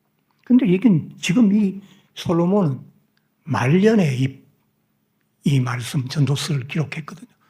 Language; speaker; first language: Korean; native; Korean